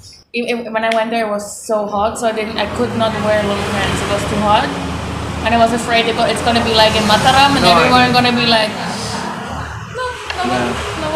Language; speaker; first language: English; non-native, fluent; Swiss German